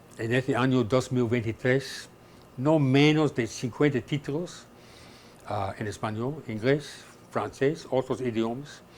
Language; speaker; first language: Spanish; non-native, fluent; English